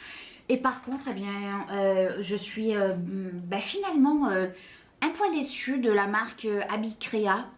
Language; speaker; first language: French; native; French